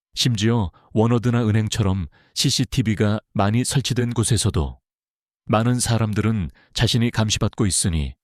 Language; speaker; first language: Korean; non-native, fluent; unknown